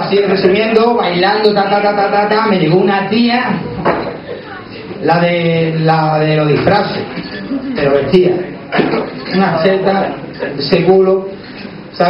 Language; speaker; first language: Spanish; native; Spanish